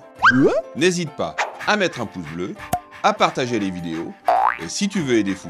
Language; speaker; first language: French; native; French